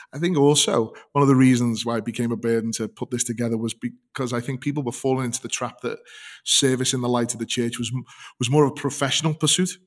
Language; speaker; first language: English; native; English